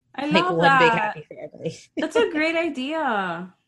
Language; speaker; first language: English; early bilingual, other home language; Spanish